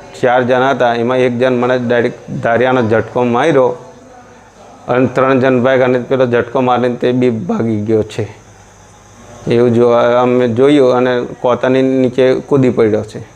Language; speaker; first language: Gujarati; non-native, local second language; Rathawi